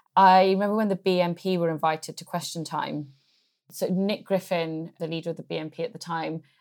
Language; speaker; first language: English; native; English